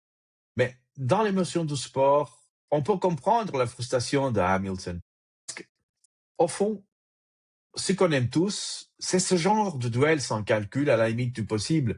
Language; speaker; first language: French; native; French